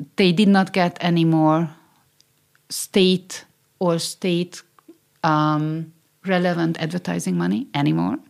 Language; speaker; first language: English; non-native, fluent; Hungarian